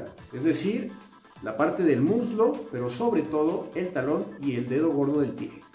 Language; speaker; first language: Spanish; native; Spanish